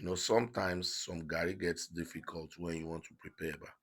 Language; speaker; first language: English; non-native, local second language; Yoruba